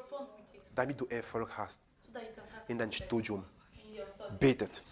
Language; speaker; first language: German; non-native, fluent; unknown